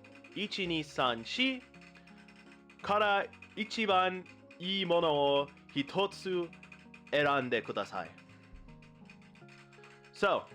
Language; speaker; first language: Japanese; non-native, learner; English